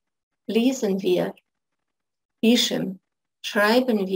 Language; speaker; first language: German; non-native, fluent; Russian